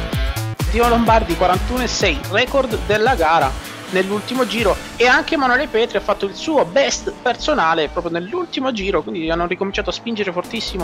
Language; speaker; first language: Italian; native; Italian